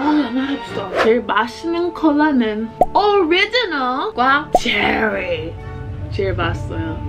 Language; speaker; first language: Korean; non-native, fluent; English